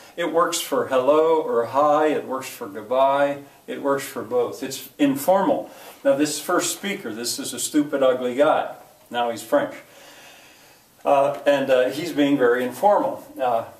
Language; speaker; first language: English; native; English